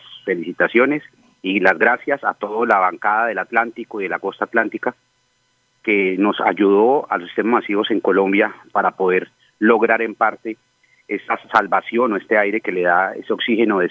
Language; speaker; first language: Spanish; native; Spanish